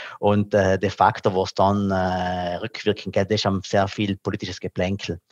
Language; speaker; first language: German; non-native, local second language; Italian